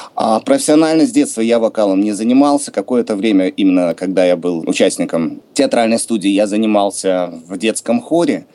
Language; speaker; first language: Russian; native; Russian